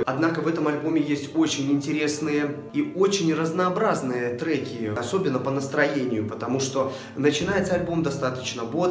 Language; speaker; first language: Russian; native; Russian